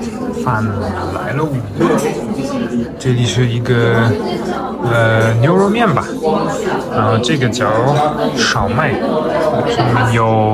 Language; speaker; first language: Chinese; non-native, fluent; German